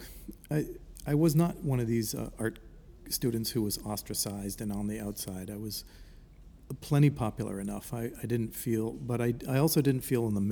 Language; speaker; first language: English; native; English